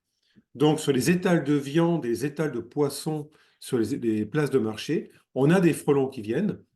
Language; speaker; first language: French; native; French